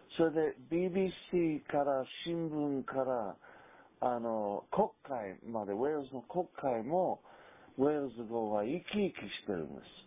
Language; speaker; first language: Japanese; non-native, fluent; Welsh